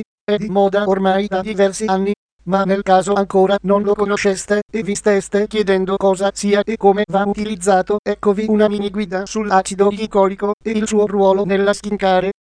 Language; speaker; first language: Italian; native; Italian